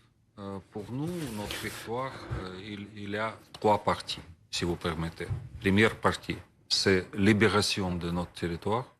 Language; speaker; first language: French; non-native, learner; Ukrainian